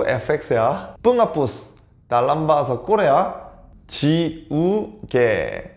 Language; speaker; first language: Indonesian; non-native, fluent; Korean